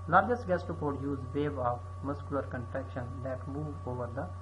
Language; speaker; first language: English; non-native, local second language; Urdu